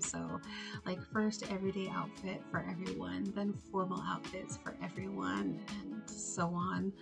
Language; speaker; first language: English; native; English